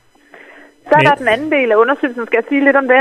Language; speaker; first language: Danish; native; Danish